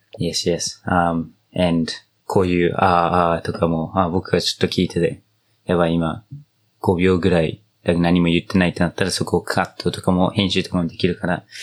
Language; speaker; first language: Japanese; non-native, fluent; English